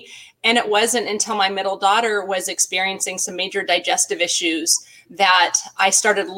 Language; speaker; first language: English; native; English